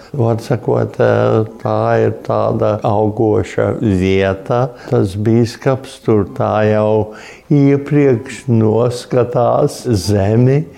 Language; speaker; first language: Latvian; native; Latvian